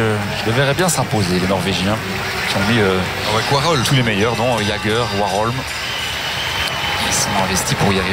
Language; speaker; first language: French; native; French